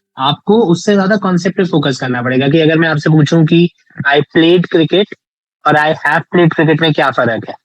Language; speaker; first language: Hindi; native; Hindi